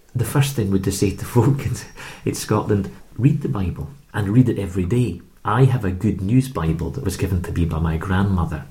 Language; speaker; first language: English; native; English